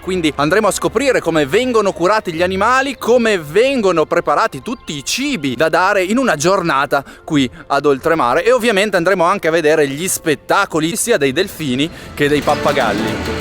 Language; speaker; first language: Italian; native; Italian